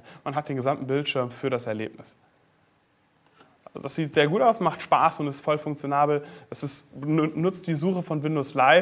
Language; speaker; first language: German; native; German